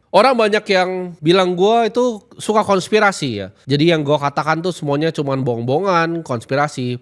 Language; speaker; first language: Indonesian; native; Indonesian